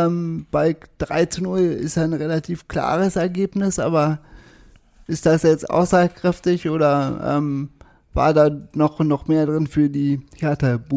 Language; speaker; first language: German; native; German